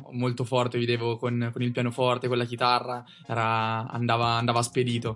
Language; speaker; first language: Italian; native; Italian